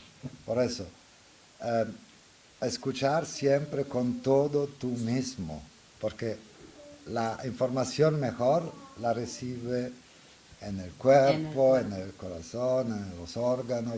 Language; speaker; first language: Spanish; non-native, learner; Italian